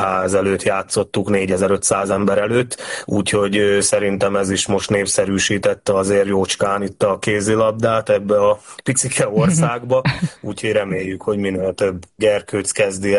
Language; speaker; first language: Hungarian; native; Hungarian